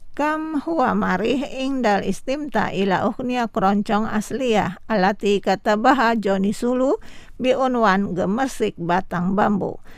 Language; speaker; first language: Arabic; non-native, fluent; Indonesian